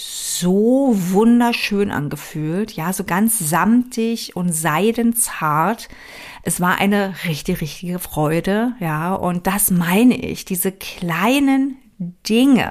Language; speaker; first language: German; native; German